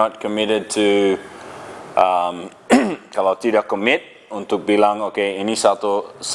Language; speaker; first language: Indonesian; non-native, learner; English